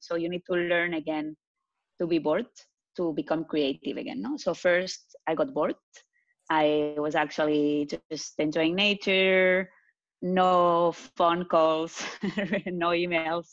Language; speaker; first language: English; non-native, fluent; Spanish